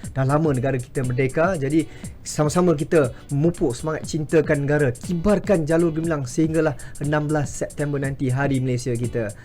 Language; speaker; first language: Malay; native; Malay